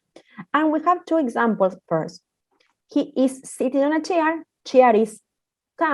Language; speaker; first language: English; non-native, fluent; Spanish